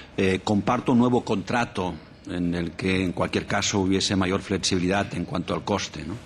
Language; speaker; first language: Spanish; native; Spanish